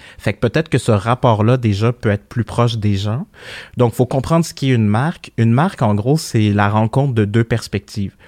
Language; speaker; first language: French; early bilingual, other home language; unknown